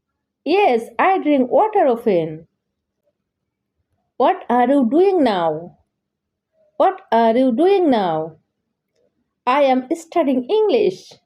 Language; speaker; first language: English; non-native, learner; Bangla